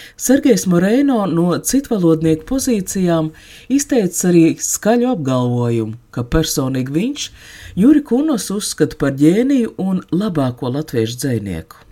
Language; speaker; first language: Latvian; native; Latvian